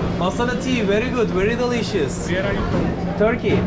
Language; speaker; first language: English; non-native, learner; Turkish